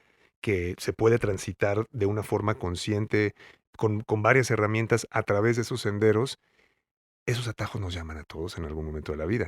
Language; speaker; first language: Spanish; native; Spanish